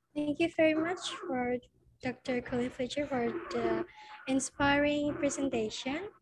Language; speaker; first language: English; non-native, fluent; Indonesian